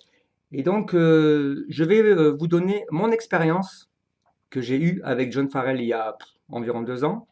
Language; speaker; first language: French; native; French